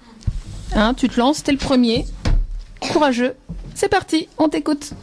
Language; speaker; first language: French; native; French